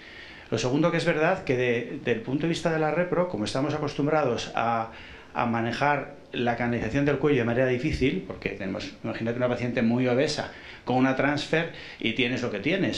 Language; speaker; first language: Spanish; native; Spanish